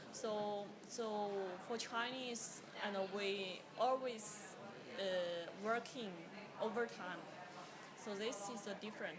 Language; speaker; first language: English; non-native, learner; Chinese